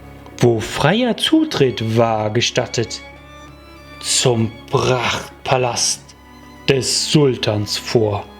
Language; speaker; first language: German; native; German